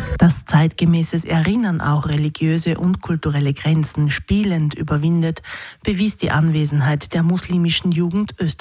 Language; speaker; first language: German; native; German